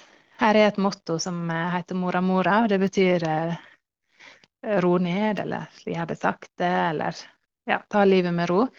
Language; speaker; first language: Norwegian; early bilingual, heritage; Norwegian